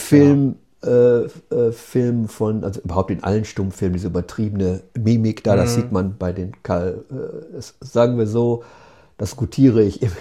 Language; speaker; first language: German; native; German